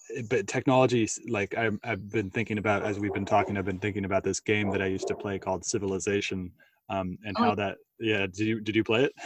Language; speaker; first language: English; native; English